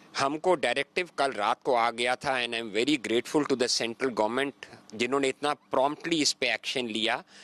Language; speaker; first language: Hindi; native; Hindi